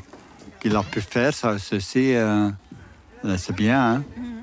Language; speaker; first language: French; non-native, learner; Dutch